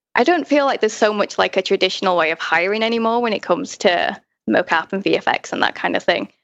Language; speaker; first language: English; native; English